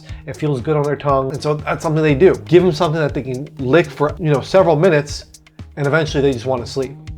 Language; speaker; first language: English; native; English